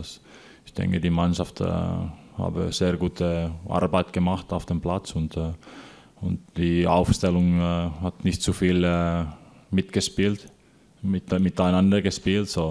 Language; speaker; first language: German; non-native, fluent; Finnish